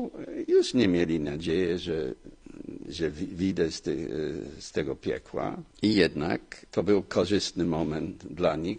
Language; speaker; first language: Polish; non-native, fluent; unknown